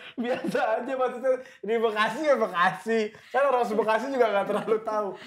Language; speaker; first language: Indonesian; native; Indonesian